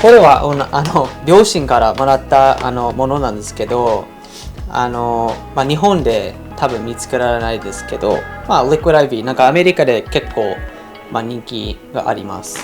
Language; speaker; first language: Japanese; non-native, fluent; English